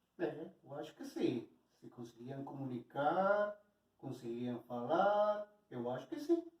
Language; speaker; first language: Portuguese; non-native, fluent; Spanish